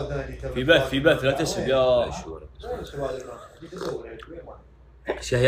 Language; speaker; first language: Arabic; native; Arabic